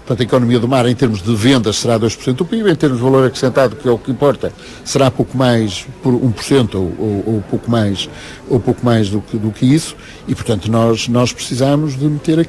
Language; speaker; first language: Portuguese; native; Portuguese